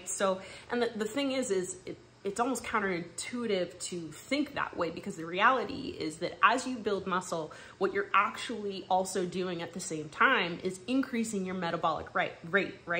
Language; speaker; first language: English; native; English